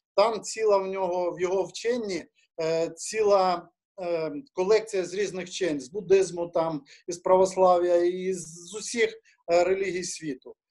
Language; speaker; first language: Ukrainian; native; Ukrainian